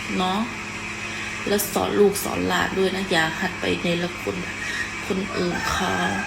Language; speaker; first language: Thai; non-native, fluent; Khmer